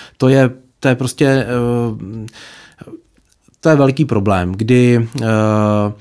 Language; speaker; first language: Czech; native; Czech